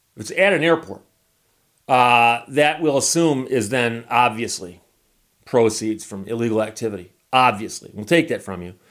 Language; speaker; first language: English; native; English